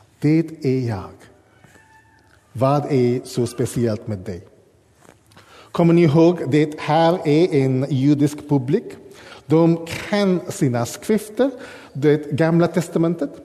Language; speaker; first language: Swedish; non-native, fluent; English